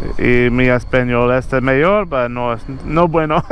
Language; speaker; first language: Spanish; non-native, learner; English